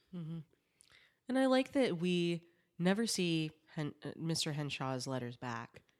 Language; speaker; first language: English; native; English